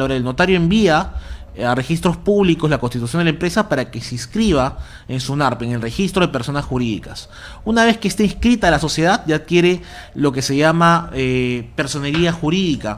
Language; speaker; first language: Spanish; native; Spanish